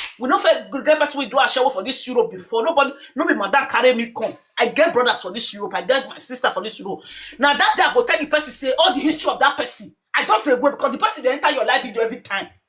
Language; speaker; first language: Nigerian Pidgin; native; Nigerian Pidgin